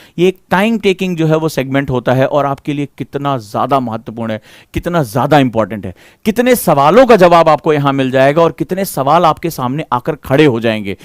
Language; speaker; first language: Hindi; native; Hindi